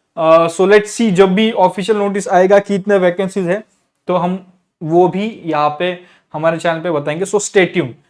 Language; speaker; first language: Hindi; non-native, local second language; Marathi